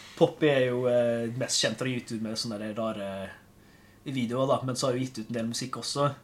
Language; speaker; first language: Norwegian; native; Norwegian